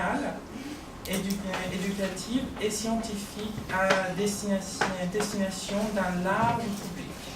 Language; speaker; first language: French; non-native, fluent; Persian